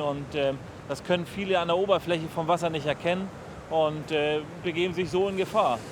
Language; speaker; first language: German; native; German